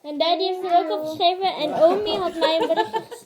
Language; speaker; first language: Dutch; early bilingual, other home language; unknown